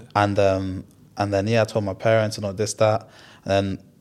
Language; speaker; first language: English; early bilingual, other home language; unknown